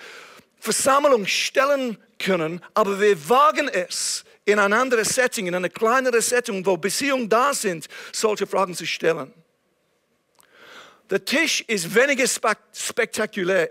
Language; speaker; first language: German; non-native, fluent; English